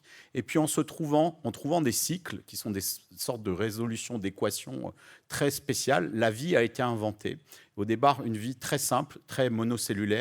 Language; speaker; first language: French; native; French